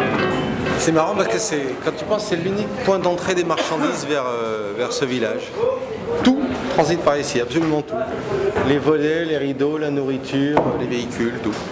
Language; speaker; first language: French; native; French